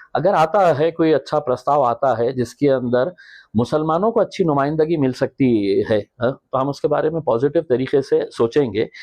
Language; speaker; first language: Hindi; native; Hindi